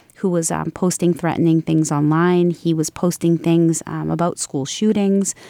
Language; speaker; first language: English; native; English